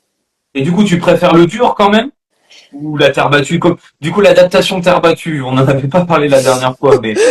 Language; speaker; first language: French; native; French